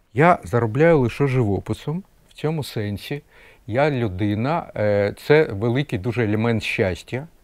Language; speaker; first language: Ukrainian; non-native, local second language; Russian